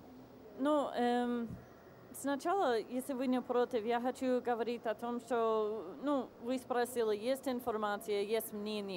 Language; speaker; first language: Russian; non-native, fluent; English